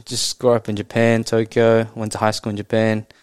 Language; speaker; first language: English; non-native, fluent; Japanese